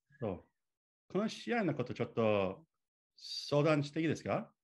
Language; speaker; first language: Japanese; non-native, learner; English